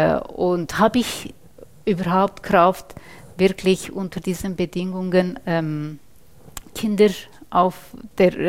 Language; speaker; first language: German; non-native, fluent; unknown